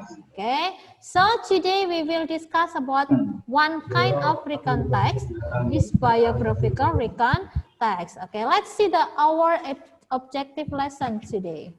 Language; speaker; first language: English; non-native, learner; Indonesian